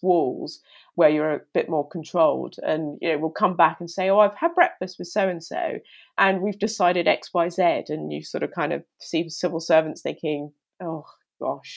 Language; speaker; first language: English; native; English